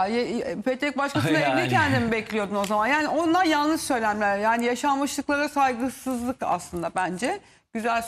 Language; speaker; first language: Turkish; native; Turkish